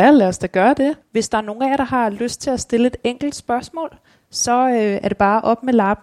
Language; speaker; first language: Danish; native; Danish